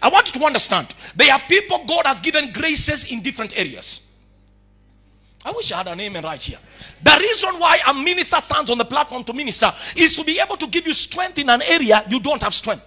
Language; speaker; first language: English; non-native, local second language; Swahili